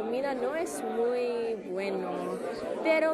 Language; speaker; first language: Spanish; non-native, fluent; English